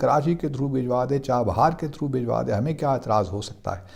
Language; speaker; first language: Urdu; native; Urdu